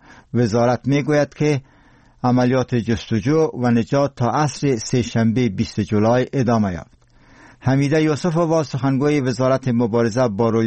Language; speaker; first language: Persian; native; Persian